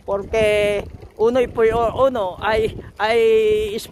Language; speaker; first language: Spanish; non-native, learner; Filipino